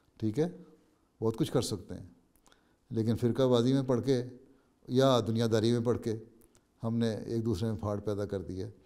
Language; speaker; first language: Urdu; native; Urdu